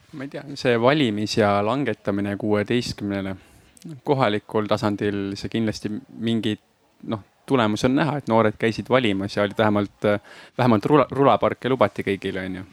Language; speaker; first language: Estonian; native; Estonian